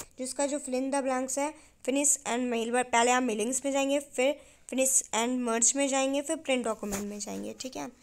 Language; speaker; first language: Hindi; native; Hindi